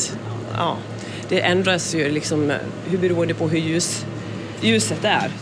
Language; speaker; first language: Swedish; native; Swedish